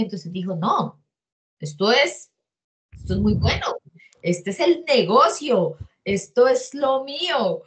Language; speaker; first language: Spanish; native; Spanish